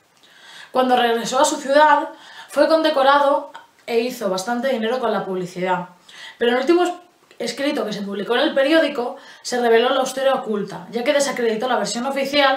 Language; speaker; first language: Spanish; native; Spanish